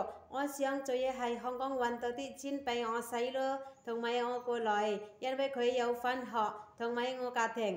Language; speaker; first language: Cantonese; non-native, learner; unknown